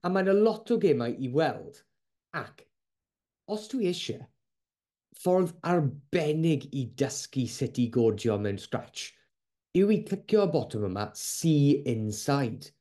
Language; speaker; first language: Welsh; non-native, local second language; English